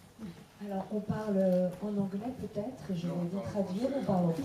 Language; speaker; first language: French; native; French